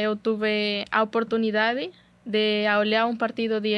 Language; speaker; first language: Portuguese; non-native, learner; Spanish